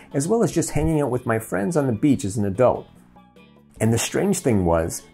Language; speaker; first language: English; native; English